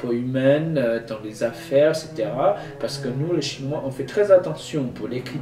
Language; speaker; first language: French; non-native, fluent; Chinese